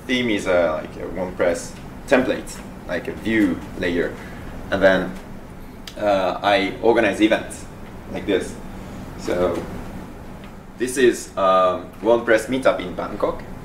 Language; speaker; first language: English; non-native, fluent; Japanese